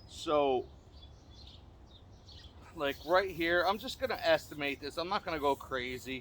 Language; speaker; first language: English; native; English